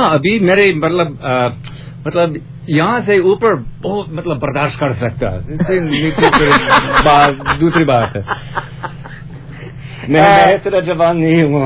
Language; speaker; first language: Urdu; non-native, learner; English